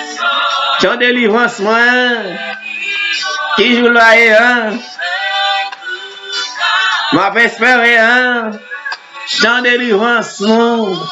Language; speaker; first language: French; non-native, local second language; Haitian Creole